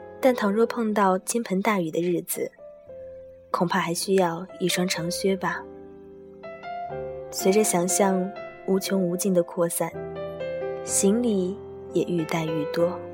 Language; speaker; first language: Chinese; native; Chinese